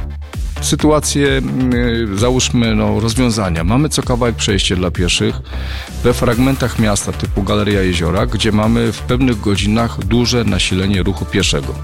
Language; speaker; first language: Polish; native; Polish